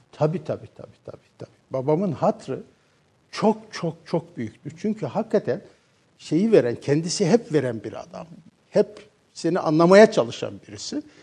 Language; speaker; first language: Turkish; native; Turkish